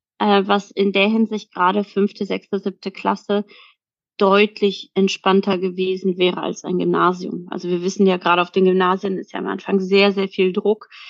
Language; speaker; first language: German; early bilingual, other home language; Polish